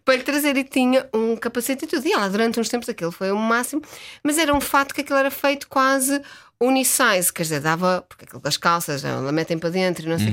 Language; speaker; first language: Portuguese; native; Portuguese